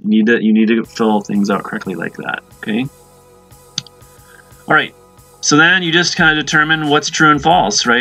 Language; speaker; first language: English; native; English